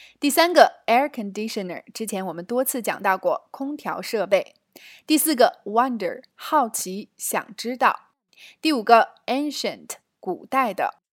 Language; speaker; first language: Chinese; native; Chinese